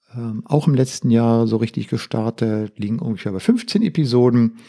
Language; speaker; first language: German; native; German